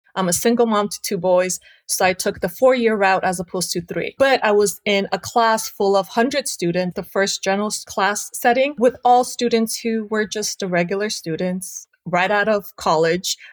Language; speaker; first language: English; early bilingual, other home language; Armenian